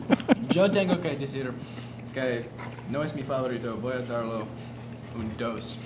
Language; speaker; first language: Spanish; non-native, learner; English